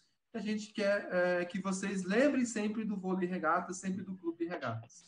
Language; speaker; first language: Portuguese; native; Portuguese